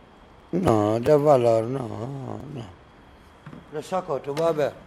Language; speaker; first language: Spanish; non-native, learner; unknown